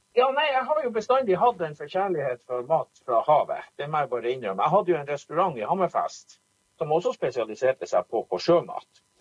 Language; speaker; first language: Norwegian; native; Norwegian